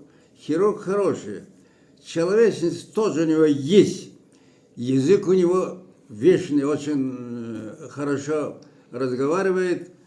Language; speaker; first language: Russian; non-native, local second language; Kyrgyz